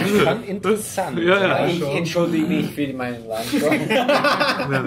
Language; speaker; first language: German; non-native, fluent; English